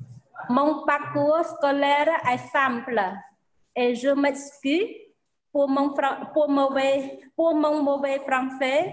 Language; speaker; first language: French; non-native, fluent; Khmer